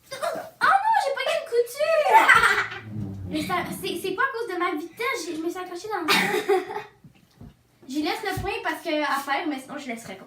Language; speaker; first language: French; native; French